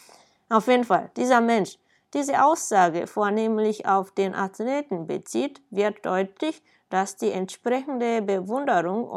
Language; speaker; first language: German; non-native, fluent; Japanese